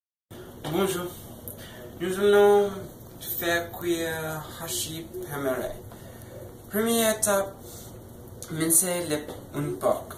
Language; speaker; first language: French; non-native, learner; English